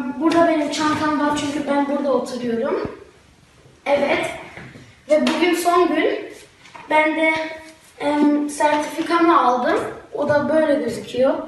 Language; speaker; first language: Turkish; early bilingual, heritage; Turkish